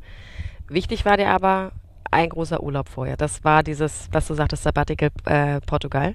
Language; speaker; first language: German; native; German